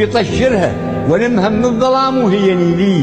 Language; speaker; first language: Arabic; native; Arabic